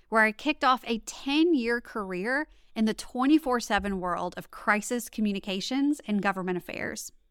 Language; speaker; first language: English; native; English